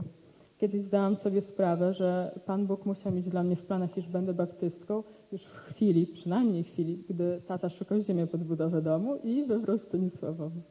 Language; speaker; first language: Polish; native; Polish